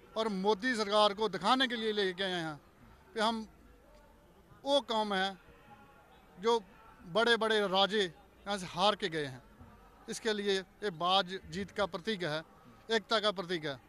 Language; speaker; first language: Hindi; native; Hindi